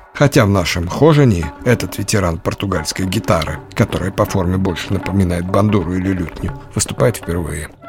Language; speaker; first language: Russian; native; Russian